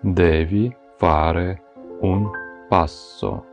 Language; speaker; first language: Italian; non-native, fluent; Ukrainian